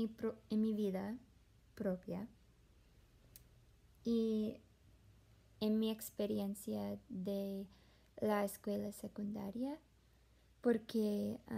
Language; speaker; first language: Spanish; non-native, fluent; English